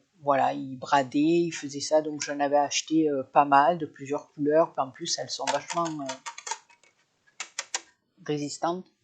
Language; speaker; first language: French; native; French